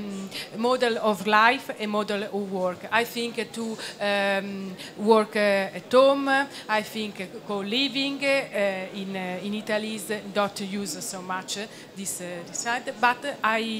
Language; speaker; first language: English; non-native, learner; Italian